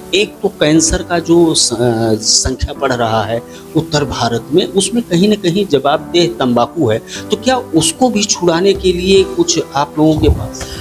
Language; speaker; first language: Hindi; native; Hindi